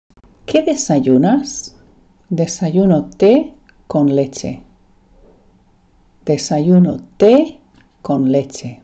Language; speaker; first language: Spanish; non-native, fluent; English